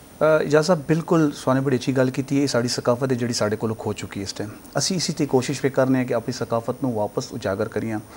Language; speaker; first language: Punjabi; native; Punjabi